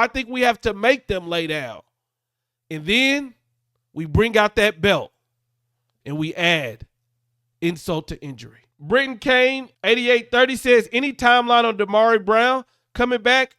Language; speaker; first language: English; native; English